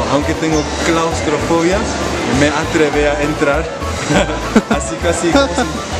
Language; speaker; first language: Spanish; non-native, learner; Korean